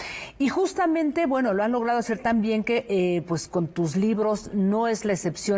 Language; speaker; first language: Spanish; native; Spanish